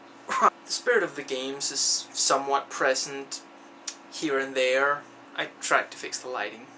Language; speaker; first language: English; native; English